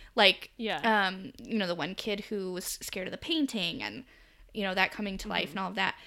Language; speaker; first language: English; native; English